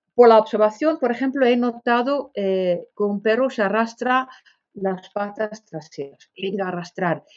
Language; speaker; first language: Spanish; non-native, fluent; Dutch